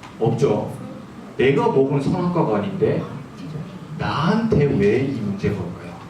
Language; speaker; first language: Korean; non-native, fluent; Japanese